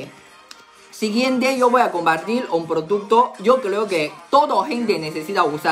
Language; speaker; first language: Spanish; non-native, learner; Chinese